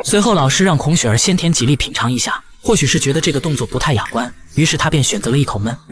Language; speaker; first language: Chinese; native; Chinese